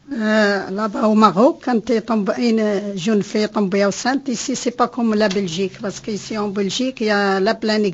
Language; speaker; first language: French; non-native, learner; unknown